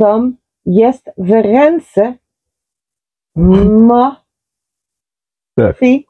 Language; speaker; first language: Polish; non-native, learner; Dutch